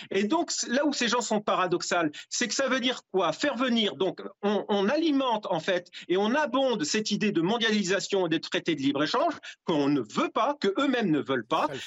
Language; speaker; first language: French; native; French